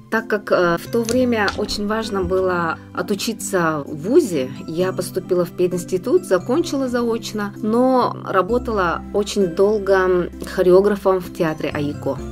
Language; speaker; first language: Russian; non-native, local second language; Yakut